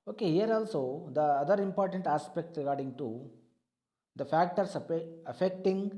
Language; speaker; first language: English; non-native, local second language; Kannada